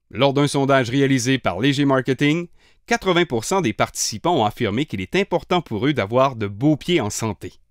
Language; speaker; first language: French; native; French